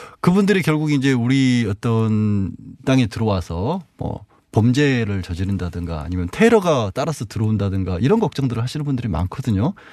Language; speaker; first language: Korean; native; Korean